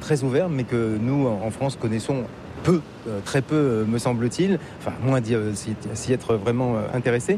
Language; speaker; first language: French; native; French